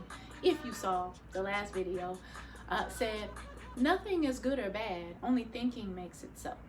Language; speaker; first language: English; native; English